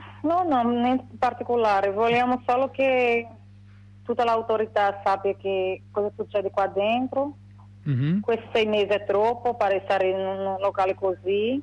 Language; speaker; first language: Italian; non-native, learner; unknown